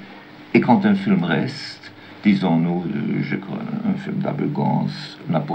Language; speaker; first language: French; non-native, learner; German